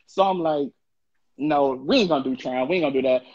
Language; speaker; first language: English; native; English